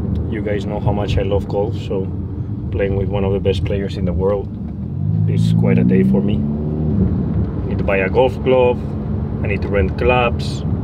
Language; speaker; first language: English; non-native, fluent; Spanish